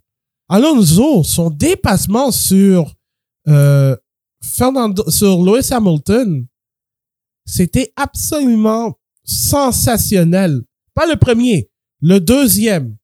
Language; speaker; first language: French; native; French